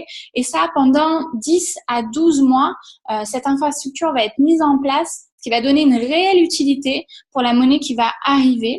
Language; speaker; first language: French; native; French